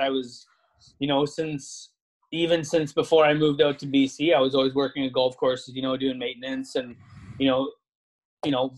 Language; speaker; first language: English; native; English